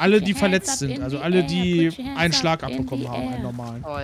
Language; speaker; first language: German; native; German